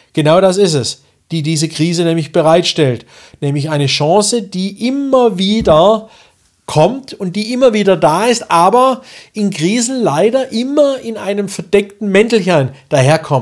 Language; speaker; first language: German; native; German